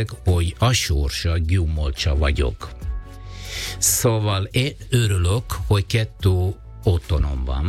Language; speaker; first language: Hungarian; non-native, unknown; Italian